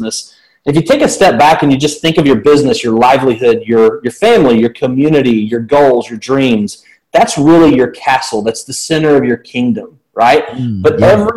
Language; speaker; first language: English; native; English